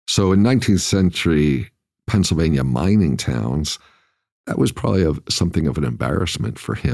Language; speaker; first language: English; native; English